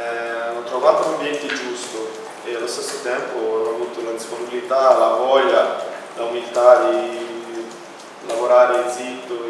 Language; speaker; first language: Italian; non-native, fluent; Portuguese